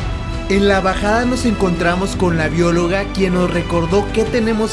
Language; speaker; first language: Spanish; native; Spanish